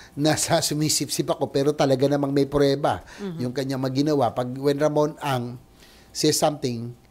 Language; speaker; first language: Filipino; native; Filipino